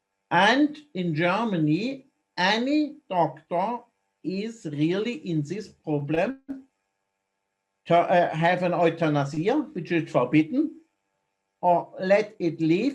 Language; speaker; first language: English; non-native, fluent; German